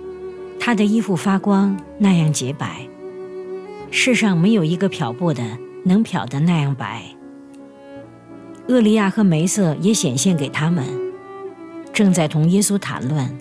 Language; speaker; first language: Chinese; native; Chinese